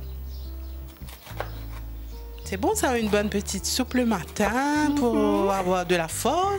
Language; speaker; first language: French; non-native, local second language; Morisyen